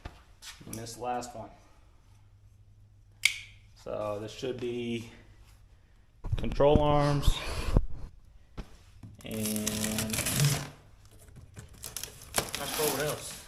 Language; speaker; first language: English; native; English